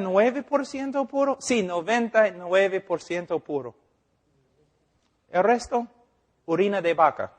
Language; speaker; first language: Spanish; non-native, fluent; English